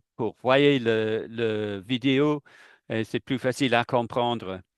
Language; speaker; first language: French; non-native, learner; English